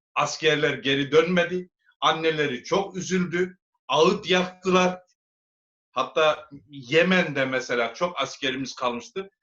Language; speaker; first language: Turkish; native; Turkish